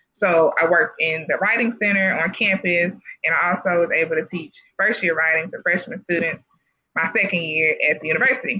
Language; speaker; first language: English; native; English